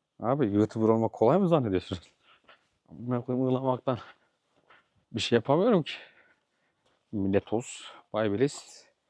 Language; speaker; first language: Turkish; native; Turkish